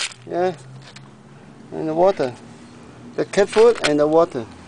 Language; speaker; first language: English; non-native, learner; Cantonese